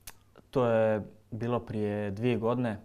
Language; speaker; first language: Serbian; early bilingual, heritage; Croatian